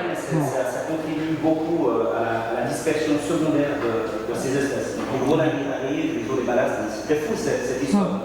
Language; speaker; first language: French; native; French